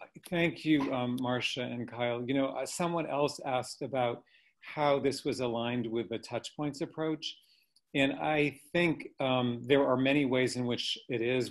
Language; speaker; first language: English; native; English